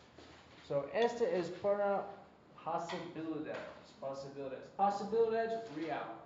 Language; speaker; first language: Spanish; non-native, learner; English